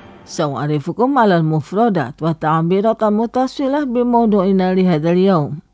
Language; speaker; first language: Arabic; non-native, fluent; Indonesian